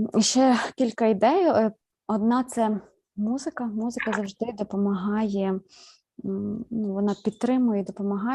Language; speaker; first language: Ukrainian; native; Ukrainian